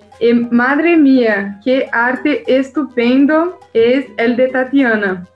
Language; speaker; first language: Spanish; non-native, learner; Portuguese